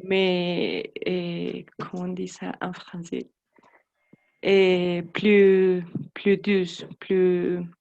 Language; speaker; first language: French; non-native, learner; Spanish